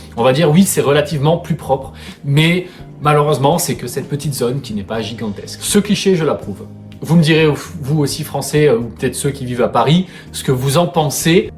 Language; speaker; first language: French; native; French